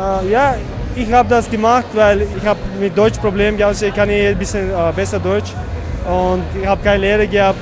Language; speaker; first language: German; non-native, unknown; Chechen